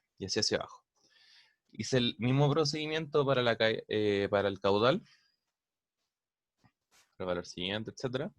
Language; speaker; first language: Spanish; native; Spanish